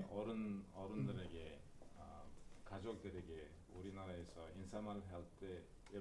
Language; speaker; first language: Korean; non-native, learner; Uzbek